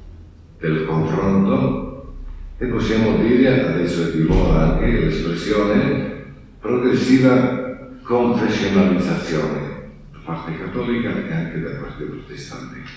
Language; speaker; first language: Italian; non-native, fluent; Spanish